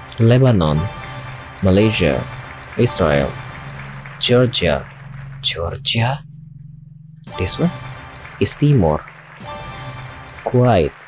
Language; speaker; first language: English; non-native, learner; Indonesian